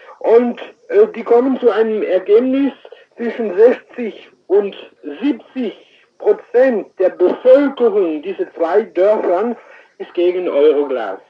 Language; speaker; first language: German; non-native, fluent; French